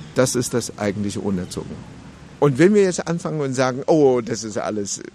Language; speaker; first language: German; non-native, fluent; Chinese